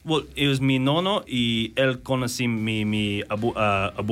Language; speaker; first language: Spanish; non-native, learner; English